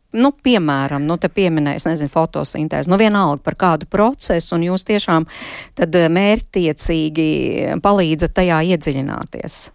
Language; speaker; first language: Latvian; native; Latvian